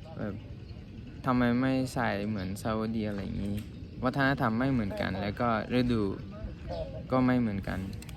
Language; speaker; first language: Thai; non-native, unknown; Turkish